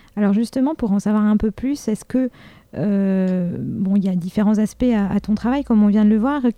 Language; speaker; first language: French; native; French